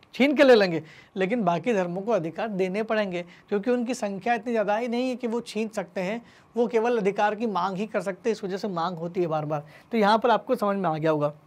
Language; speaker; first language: Hindi; native; Hindi